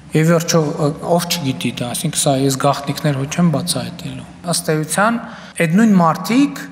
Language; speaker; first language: Armenian; native; Armenian